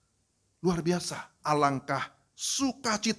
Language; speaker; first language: Indonesian; native; Indonesian